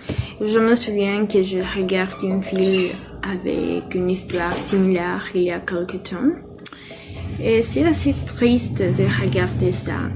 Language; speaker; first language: French; non-native, learner; Spanish